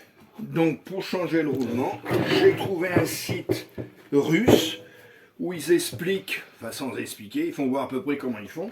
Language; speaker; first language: French; native; French